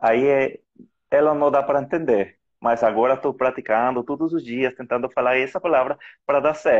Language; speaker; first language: Portuguese; non-native, fluent; Spanish